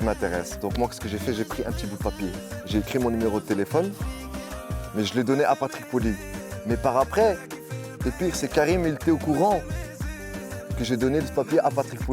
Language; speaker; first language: French; native; French